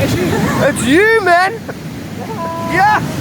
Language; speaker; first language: English; native; English